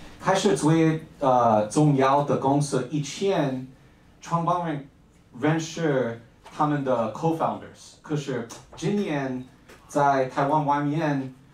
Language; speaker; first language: Chinese; non-native, learner; English